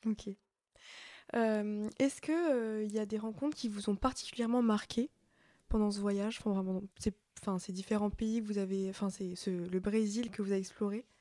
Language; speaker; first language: French; native; French